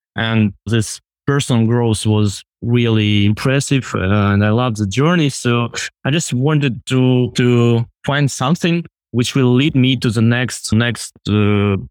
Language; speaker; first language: English; non-native, fluent; Russian